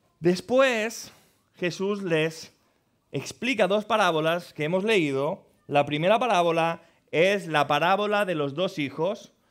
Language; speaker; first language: Spanish; native; Spanish